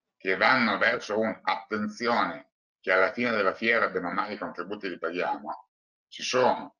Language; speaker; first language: Italian; native; Italian